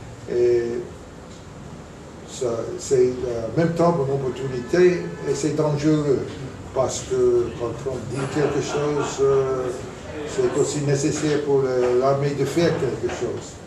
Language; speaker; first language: French; non-native, fluent; English